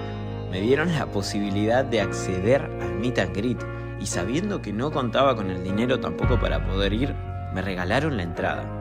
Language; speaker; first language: Spanish; native; Spanish